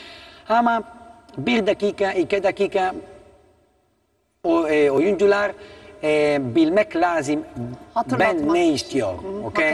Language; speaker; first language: Turkish; non-native, learner; Italian